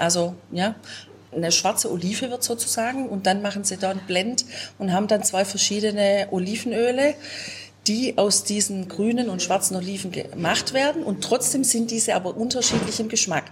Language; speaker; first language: German; native; German